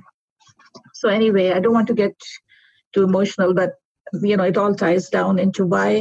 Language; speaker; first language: English; non-native, local second language; Urdu